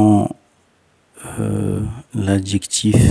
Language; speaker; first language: French; non-native, learner; Arabic